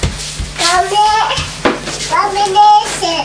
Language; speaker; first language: Japanese; native; Japanese